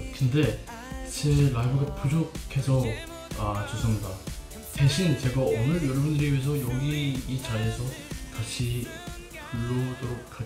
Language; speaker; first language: Korean; non-native, fluent; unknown